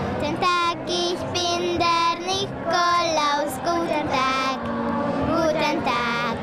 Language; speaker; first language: German; non-native, learner; Hungarian